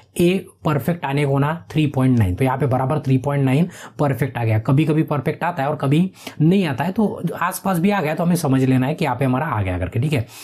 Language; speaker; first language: Hindi; non-native, local second language; Marathi